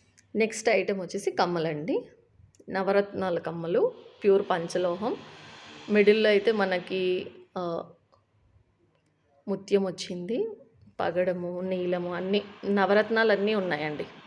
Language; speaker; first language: Telugu; native; Telugu